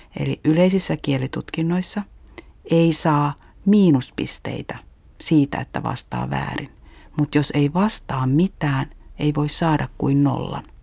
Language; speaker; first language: Finnish; native; Finnish